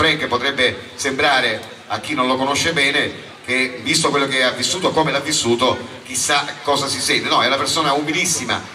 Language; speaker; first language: Italian; native; Italian